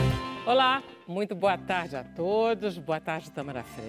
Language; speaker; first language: Portuguese; native; Portuguese